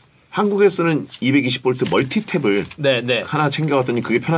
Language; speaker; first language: Korean; native; Korean